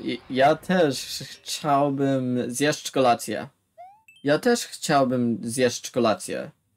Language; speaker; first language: Polish; non-native, learner; English